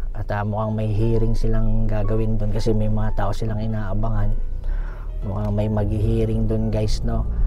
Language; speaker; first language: Filipino; native; Filipino